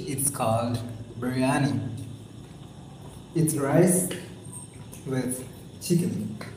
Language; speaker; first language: English; non-native, local second language; Hindi